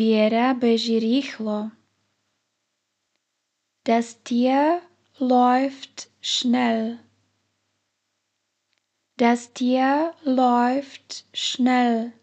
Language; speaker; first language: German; non-native, fluent; Slovak